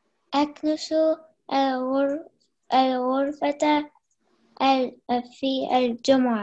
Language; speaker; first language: Arabic; non-native, learner; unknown